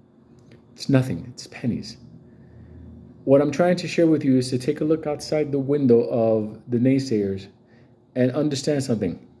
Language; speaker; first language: English; native; English